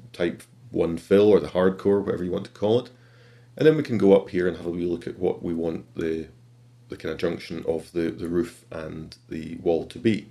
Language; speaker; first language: English; native; English